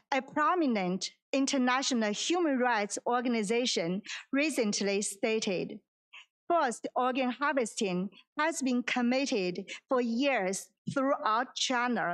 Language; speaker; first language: English; non-native, fluent; Chinese